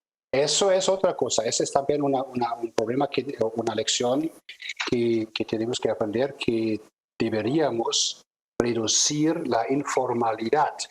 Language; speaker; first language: Spanish; non-native, fluent; German